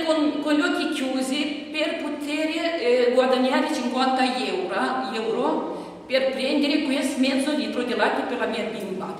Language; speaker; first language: Italian; non-native, fluent; Romanian